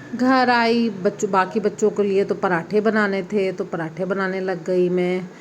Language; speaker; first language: Urdu; native; Urdu